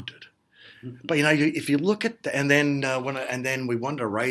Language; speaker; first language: English; native; English